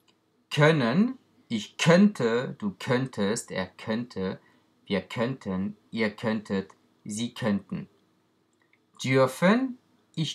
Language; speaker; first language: German; non-native, fluent; French